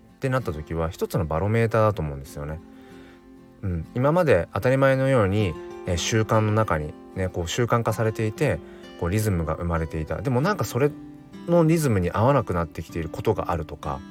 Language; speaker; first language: Japanese; native; Japanese